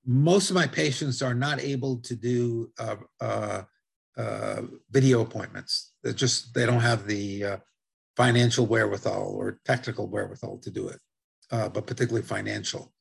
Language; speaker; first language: English; non-native, fluent; Italian